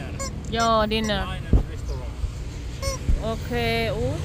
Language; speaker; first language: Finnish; non-native, learner; Thai